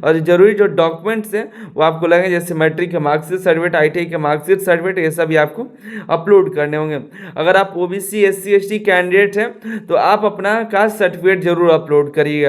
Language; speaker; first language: Hindi; native; Hindi